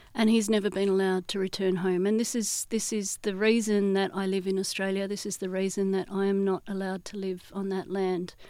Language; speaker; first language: English; native; English